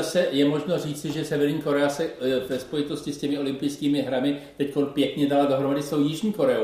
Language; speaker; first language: Czech; native; Czech